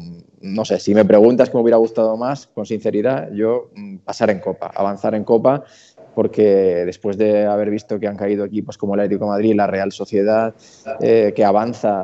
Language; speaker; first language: Spanish; native; Spanish